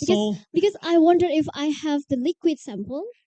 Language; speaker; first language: English; non-native, learner; Indonesian